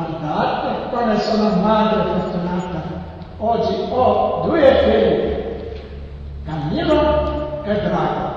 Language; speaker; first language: Italian; non-native, learner; Serbian